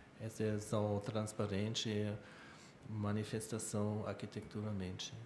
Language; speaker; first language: Portuguese; non-native, learner; German